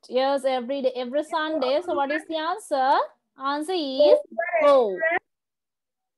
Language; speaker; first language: English; non-native, local second language; Sinhala